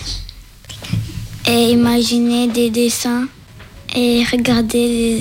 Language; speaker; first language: French; early bilingual, other home language; Urdu